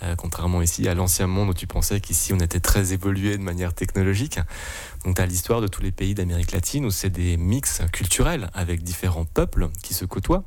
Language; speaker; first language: French; native; French